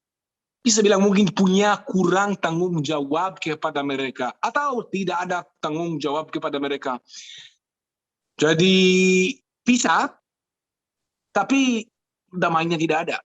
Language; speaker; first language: Indonesian; non-native, fluent; Hebrew